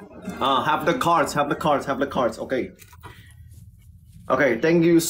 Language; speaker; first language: English; non-native, learner; Vietnamese